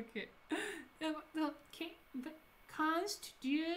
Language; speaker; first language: German; non-native, learner; Japanese